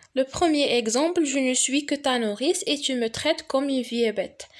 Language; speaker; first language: French; non-native, local second language; Arabic